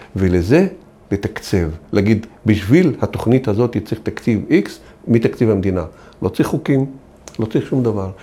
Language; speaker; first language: Hebrew; non-native, local second language; Arabic